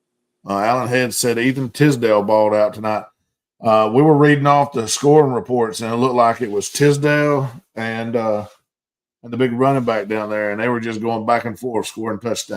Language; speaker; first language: English; native; English